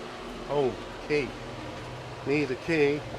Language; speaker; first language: English; native; English